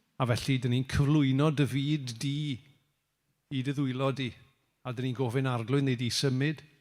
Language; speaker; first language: Welsh; native; Welsh